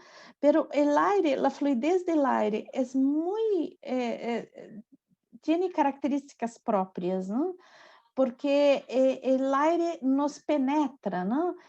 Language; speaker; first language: Spanish; non-native, learner; Portuguese